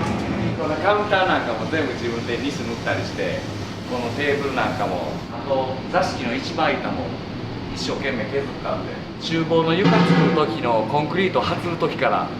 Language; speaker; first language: Japanese; native; Japanese